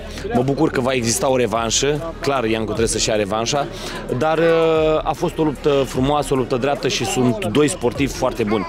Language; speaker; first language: Romanian; native; Romanian